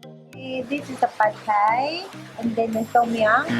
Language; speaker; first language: English; non-native, local second language; Filipino